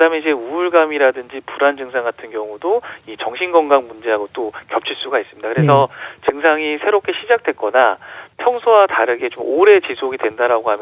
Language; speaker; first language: Korean; native; Korean